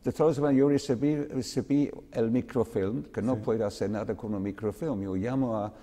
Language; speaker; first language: Spanish; non-native, learner; English